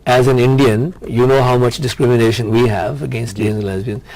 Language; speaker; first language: English; non-native, local second language; Punjabi